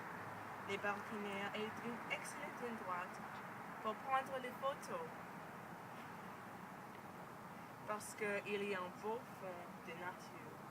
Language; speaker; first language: French; non-native, learner; English